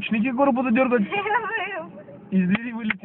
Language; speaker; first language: Russian; non-native, local second language; Uzbek